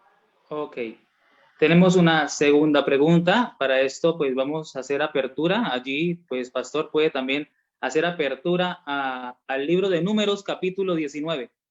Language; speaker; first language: Spanish; native; Spanish